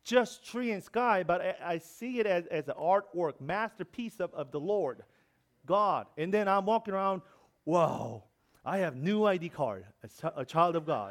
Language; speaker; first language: English; non-native, learner; Korean